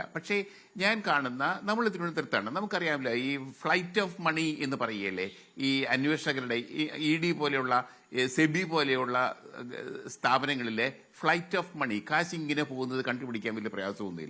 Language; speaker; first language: Malayalam; native; Malayalam